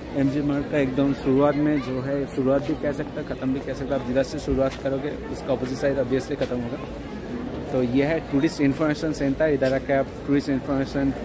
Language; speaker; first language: Hindi; non-native, local second language; Bangla